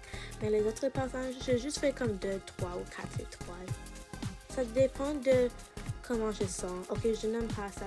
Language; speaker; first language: French; non-native, learner; English